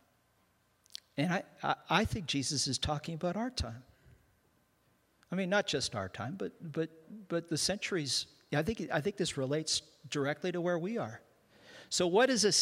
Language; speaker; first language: English; native; English